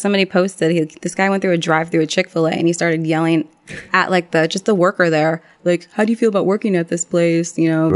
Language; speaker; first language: English; native; English